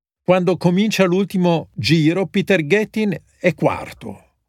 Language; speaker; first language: Italian; native; Italian